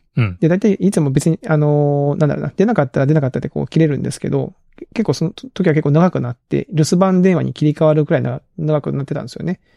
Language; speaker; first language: Japanese; native; Japanese